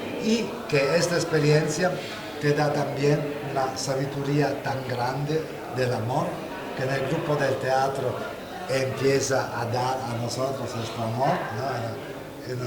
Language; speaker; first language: Spanish; non-native, fluent; Italian